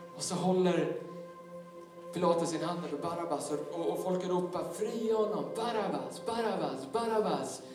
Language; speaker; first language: Swedish; native; Swedish